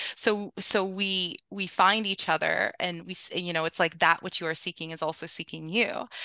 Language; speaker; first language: English; early bilingual, other home language; Spanish